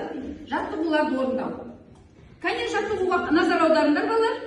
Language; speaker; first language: Kazakh; native; Kazakh